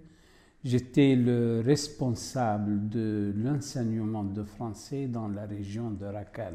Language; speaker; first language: French; non-native, fluent; Arabic